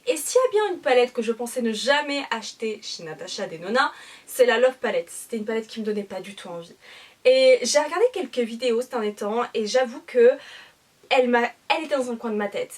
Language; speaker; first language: French; native; French